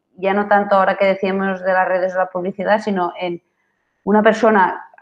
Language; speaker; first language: Spanish; non-native, local second language; Catalan